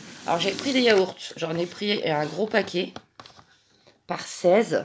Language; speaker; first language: French; native; French